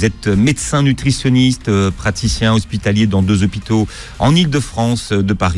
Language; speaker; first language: French; native; French